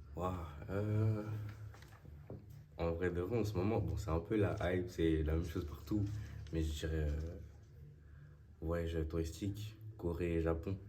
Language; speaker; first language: French; native; French